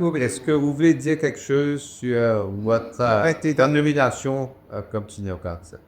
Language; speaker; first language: French; non-native, local second language; Morisyen